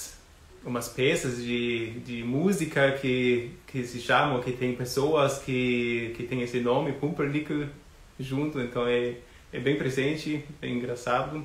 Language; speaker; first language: Portuguese; non-native, fluent; German